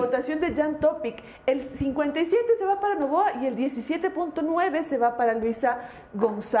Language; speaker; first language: Spanish; native; Spanish